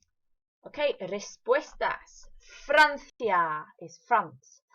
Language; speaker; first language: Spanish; non-native, fluent; English